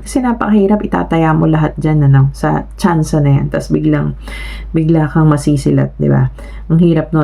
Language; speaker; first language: Filipino; native; Filipino